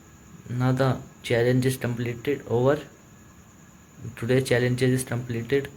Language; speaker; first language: English; non-native, learner; Hindi